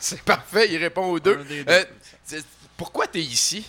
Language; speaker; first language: French; native; French